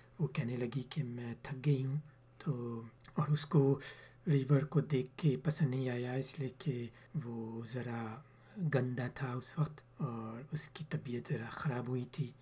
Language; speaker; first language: Urdu; early bilingual, heritage; Urdu